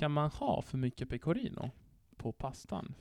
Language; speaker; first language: Swedish; non-native, fluent; Italian